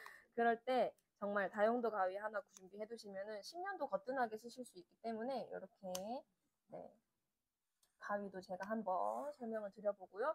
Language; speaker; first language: Korean; native; Korean